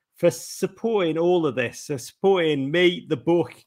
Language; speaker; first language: English; native; English